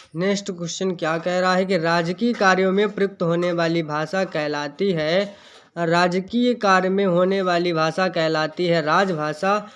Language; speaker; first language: Hindi; native; Hindi